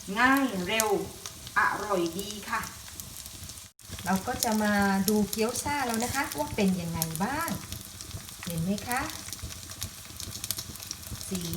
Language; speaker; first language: Thai; native; Thai